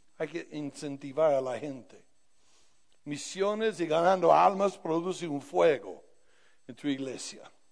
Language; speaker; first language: Spanish; non-native, fluent; English